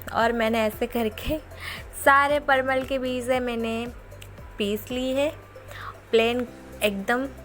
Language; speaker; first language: Hindi; non-native, local second language; Odia